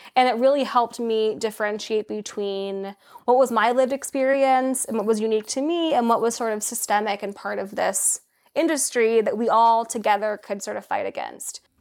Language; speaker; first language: English; native; English